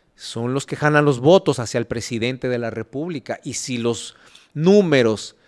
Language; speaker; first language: Spanish; native; Spanish